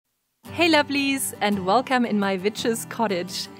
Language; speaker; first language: English; non-native, fluent; German